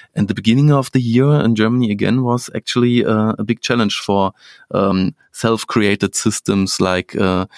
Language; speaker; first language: English; non-native, fluent; German